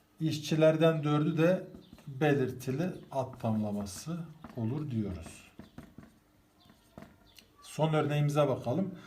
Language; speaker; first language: Turkish; native; Turkish